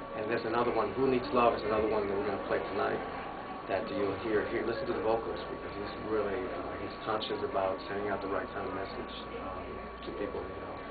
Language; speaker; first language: English; native; English